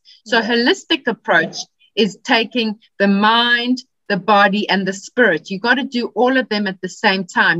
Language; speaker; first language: English; native; English